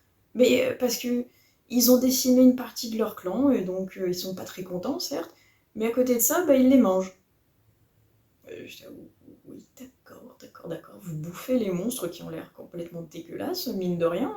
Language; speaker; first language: French; native; French